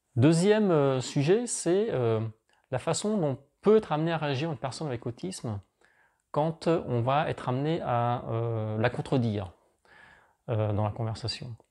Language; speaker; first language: French; native; French